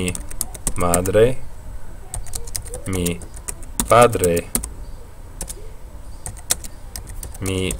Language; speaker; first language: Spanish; non-native, fluent; English